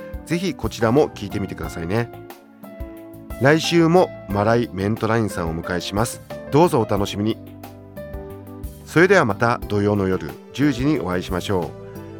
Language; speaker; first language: Japanese; native; Japanese